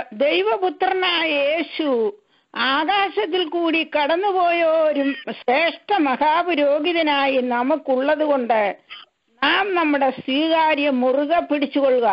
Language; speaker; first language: Malayalam; native; Malayalam